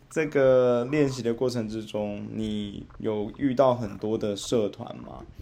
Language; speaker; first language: Chinese; native; Chinese